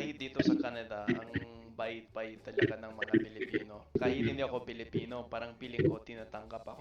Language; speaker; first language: Filipino; non-native, fluent; English